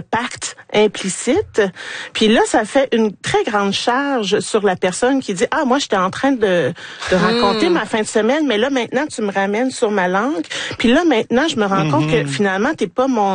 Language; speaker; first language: French; native; French